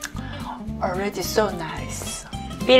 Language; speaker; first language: English; non-native, learner; Korean